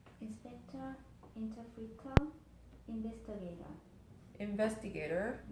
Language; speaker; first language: English; non-native, learner; Korean